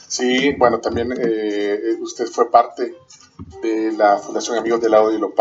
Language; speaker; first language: Spanish; native; Spanish